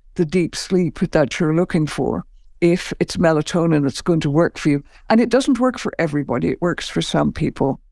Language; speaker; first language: English; native; English